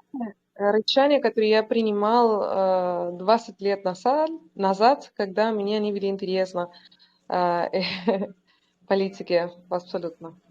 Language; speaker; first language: Russian; non-native, learner; Spanish